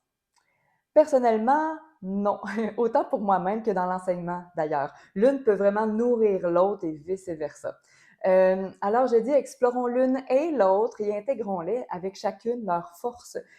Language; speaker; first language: French; native; French